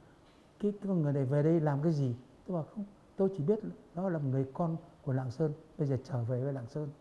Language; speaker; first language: Vietnamese; native; Vietnamese